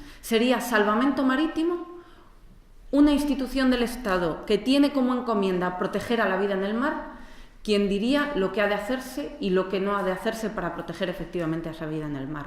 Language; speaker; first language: Spanish; native; Spanish